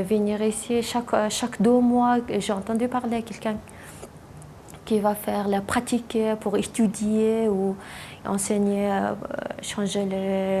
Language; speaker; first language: French; non-native, learner; Mongolian